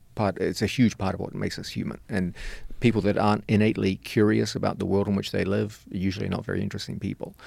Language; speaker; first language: English; native; English